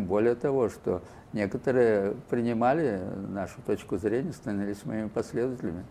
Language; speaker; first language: Russian; native; Russian